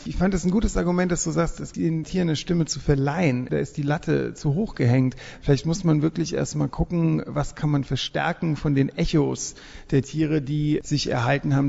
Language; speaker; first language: German; native; German